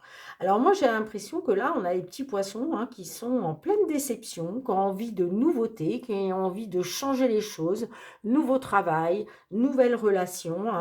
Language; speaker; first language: French; native; French